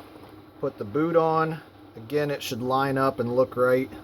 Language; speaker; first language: English; native; English